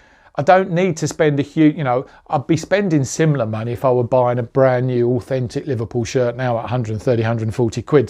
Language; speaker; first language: English; native; English